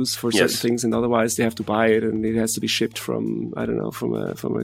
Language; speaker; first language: English; non-native, fluent; Swiss German